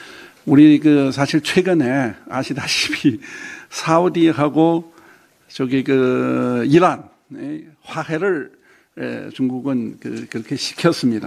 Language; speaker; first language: Korean; non-native, fluent; Chinese